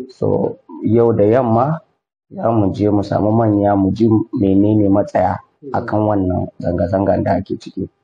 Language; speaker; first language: Hausa; non-native, local second language; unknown